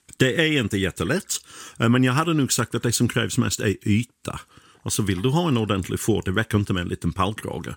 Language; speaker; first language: Swedish; non-native, fluent; English